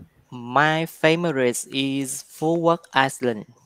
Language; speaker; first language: English; non-native, learner; Vietnamese